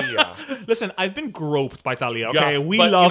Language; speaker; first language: English; native; English